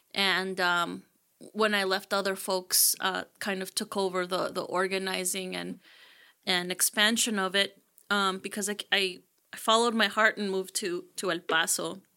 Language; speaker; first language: English; early bilingual, other home language; Spanish